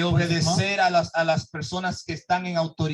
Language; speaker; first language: Spanish; native; Spanish